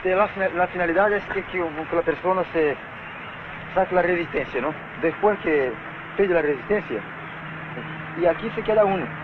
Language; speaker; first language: Spanish; non-native, learner; Portuguese